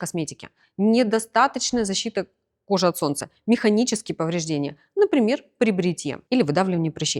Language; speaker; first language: Russian; native; Russian